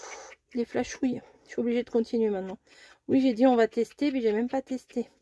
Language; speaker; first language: French; native; French